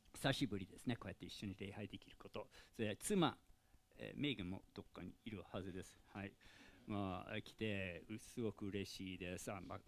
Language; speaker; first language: Japanese; non-native, fluent; English